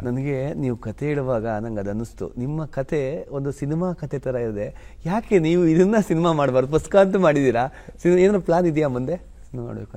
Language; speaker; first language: Kannada; native; Kannada